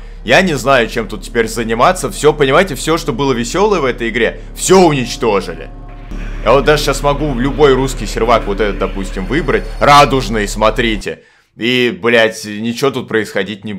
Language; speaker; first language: Russian; native; Russian